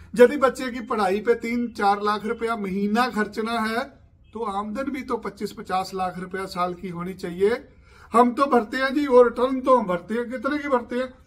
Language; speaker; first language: Hindi; non-native, local second language; Punjabi